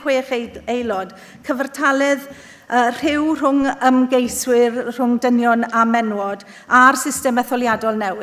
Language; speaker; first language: Welsh; native; Welsh